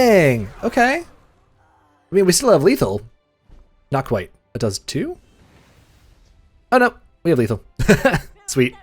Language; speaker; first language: English; native; English